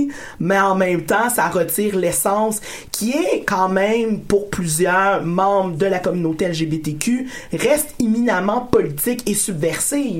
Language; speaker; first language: French; native; French